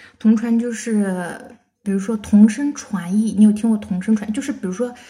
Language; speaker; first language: Chinese; non-native, local second language; Kazakh